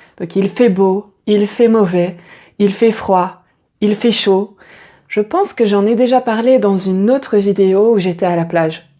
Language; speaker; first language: French; native; French